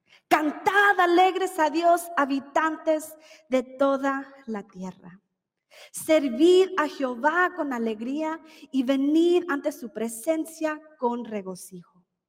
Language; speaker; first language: Spanish; early bilingual, heritage; Spanish